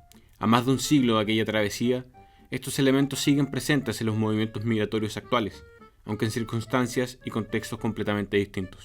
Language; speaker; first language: Spanish; native; Spanish